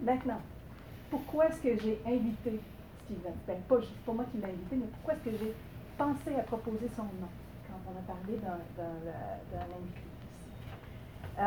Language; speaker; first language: French; native; French